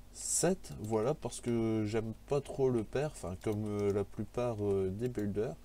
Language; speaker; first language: French; native; French